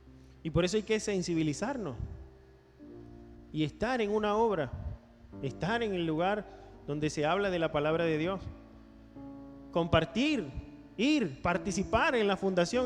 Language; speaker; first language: Spanish; native; Spanish